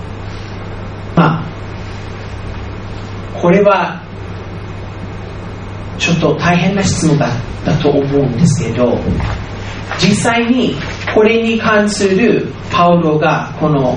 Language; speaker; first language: Japanese; non-native, fluent; English